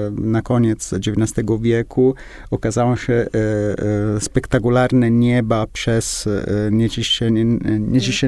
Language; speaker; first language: Polish; non-native, learner; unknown